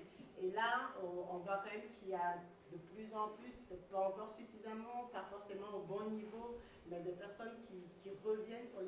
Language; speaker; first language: French; native; French